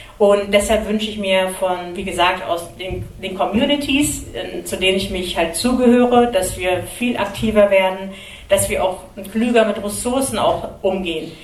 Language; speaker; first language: German; early bilingual, other home language; Kurdish